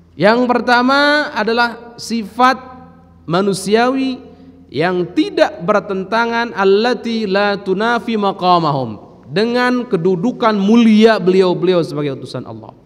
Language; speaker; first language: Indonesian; native; Indonesian